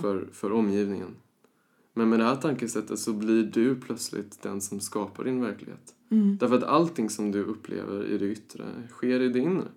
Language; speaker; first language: Swedish; early bilingual, other home language; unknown